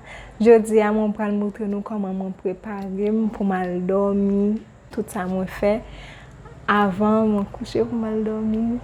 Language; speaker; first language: French; non-native, learner; Haitian Creole